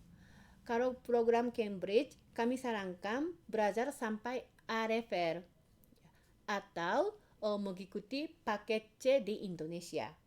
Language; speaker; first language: Indonesian; non-native, fluent; Japanese